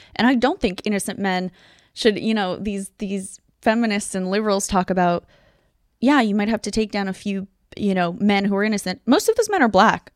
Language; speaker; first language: English; non-native, fluent; Russian